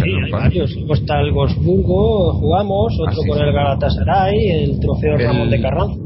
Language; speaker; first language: Spanish; native; Spanish